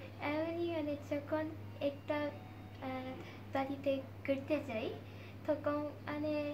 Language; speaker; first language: Bangla; non-native, fluent; Japanese